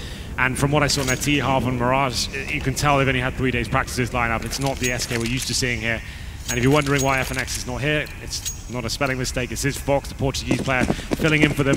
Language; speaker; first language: English; native; English